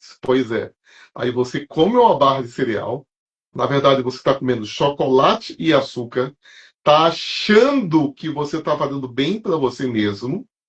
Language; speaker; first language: Portuguese; native; Portuguese